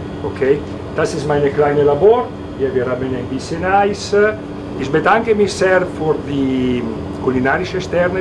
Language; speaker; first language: German; non-native, learner; Italian